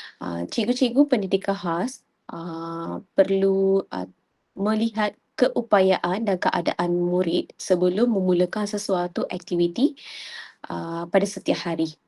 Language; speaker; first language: Malay; non-native, local second language; Tamil